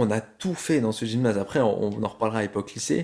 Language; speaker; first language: French; native; French